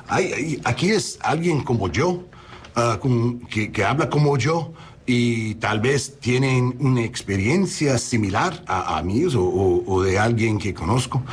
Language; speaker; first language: Spanish; non-native, learner; English